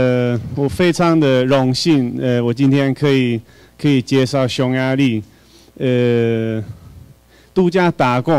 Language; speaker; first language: Chinese; non-native, fluent; Hungarian